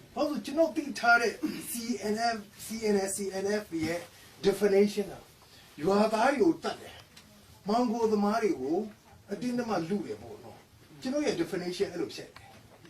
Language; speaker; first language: Burmese; non-native, local second language; Hakha Chin